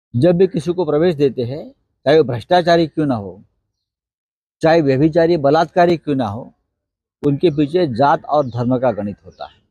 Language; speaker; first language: Hindi; non-native, local second language; Marathi